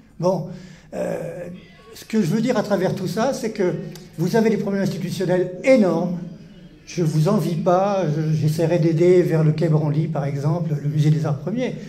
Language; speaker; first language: French; native; French